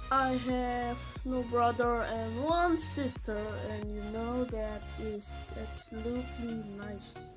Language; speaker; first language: English; non-native, learner; Indonesian